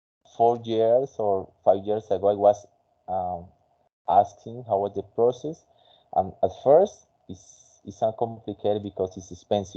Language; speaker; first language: English; non-native, fluent; Spanish